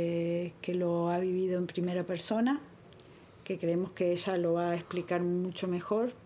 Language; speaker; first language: Spanish; native; Spanish